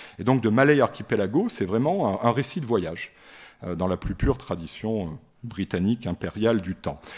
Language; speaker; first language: French; native; French